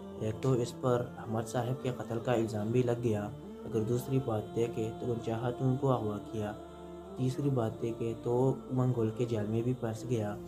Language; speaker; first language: Urdu; non-native, local second language; Pashto